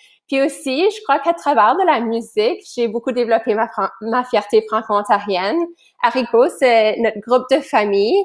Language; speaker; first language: French; native; French